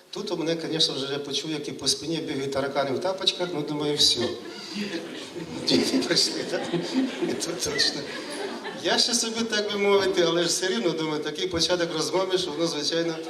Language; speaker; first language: Ukrainian; native; Ukrainian